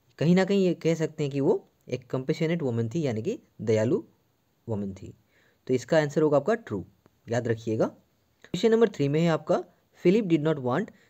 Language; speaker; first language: Hindi; non-native, local second language; Assamese